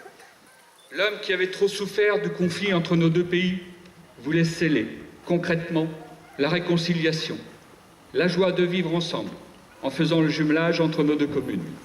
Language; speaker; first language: French; native; French